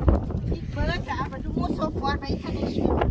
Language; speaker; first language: German; non-native, learner; Thai